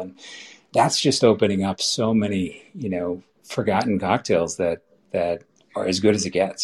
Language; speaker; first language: English; native; English